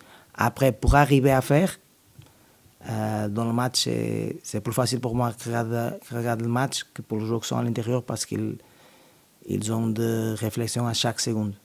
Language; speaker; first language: French; non-native, learner; Portuguese